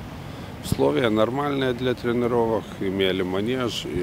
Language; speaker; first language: Russian; non-native, fluent; Lithuanian